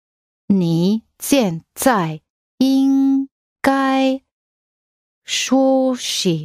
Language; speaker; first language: Chinese; non-native, learner; English